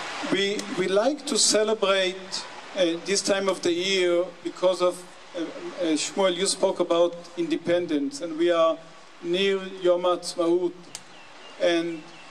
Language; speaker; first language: English; non-native, fluent; Hebrew